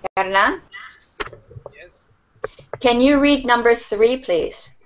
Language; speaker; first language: English; native; English